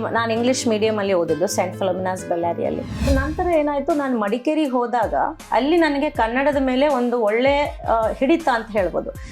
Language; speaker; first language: Kannada; non-native, local second language; Telugu